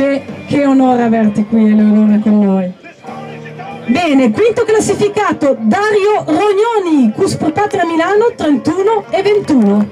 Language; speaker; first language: Italian; native; Italian